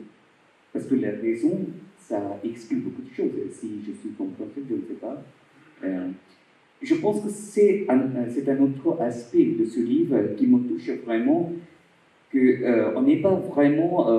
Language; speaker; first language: French; non-native, fluent; Bangla